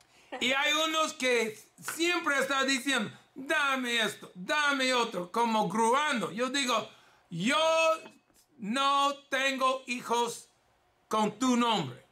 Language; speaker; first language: Spanish; early bilingual, heritage; English